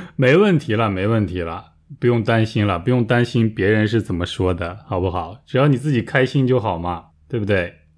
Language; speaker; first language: Chinese; native; Chinese